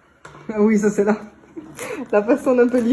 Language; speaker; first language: French; native; French